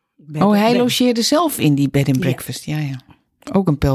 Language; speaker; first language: Dutch; native; Dutch